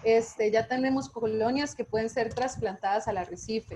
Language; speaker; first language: Spanish; native; Spanish